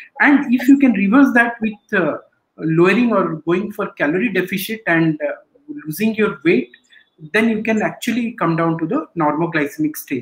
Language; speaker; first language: English; non-native, local second language; Odia